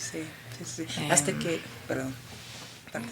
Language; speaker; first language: Spanish; early bilingual, heritage; Spanish